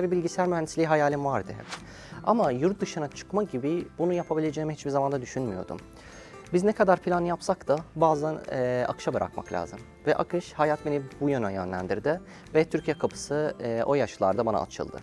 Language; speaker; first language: Turkish; non-native, fluent; Arabic